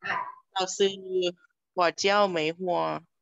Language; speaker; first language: Chinese; non-native, learner; Thai